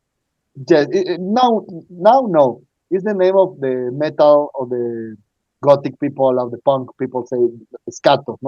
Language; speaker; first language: English; non-native, learner; Spanish